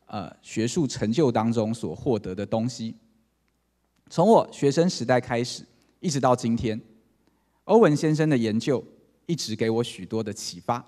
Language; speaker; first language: Chinese; native; Chinese